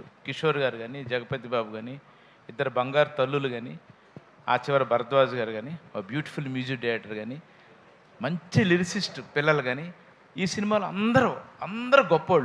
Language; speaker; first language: Telugu; native; Telugu